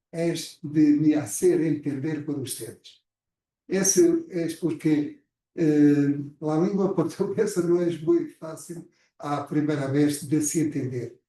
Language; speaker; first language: Spanish; non-native, fluent; Portuguese